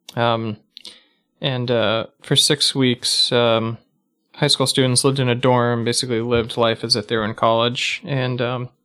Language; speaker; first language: English; native; English